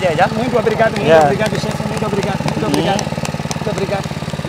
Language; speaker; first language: Portuguese; non-native, local second language; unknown